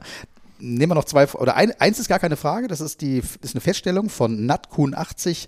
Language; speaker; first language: German; native; German